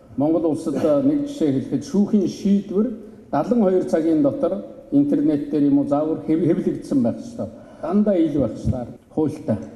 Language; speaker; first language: Mongolian; native; Mongolian